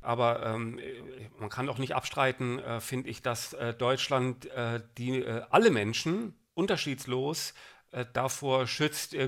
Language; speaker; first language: German; native; German